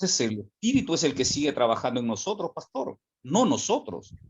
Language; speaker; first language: Spanish; native; Spanish